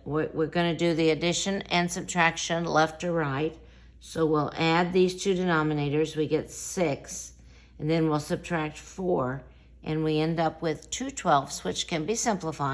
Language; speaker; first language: English; native; English